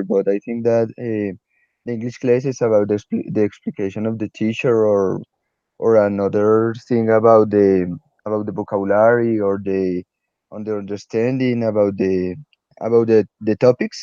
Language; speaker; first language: English; non-native, learner; Spanish